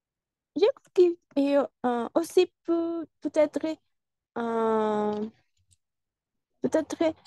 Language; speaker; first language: French; non-native, learner; Spanish